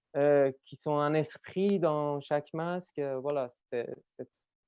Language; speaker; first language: French; non-native, learner; Persian